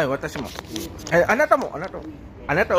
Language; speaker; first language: Japanese; non-native, learner; Filipino